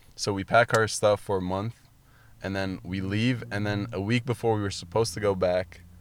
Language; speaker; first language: English; early bilingual, other home language; Arabic